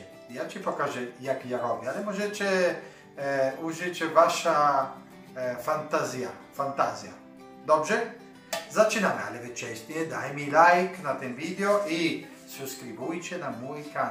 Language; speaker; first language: Polish; non-native, learner; Italian